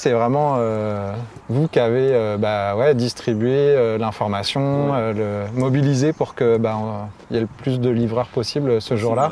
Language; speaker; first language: French; native; French